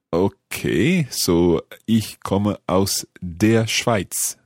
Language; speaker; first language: German; non-native, learner; English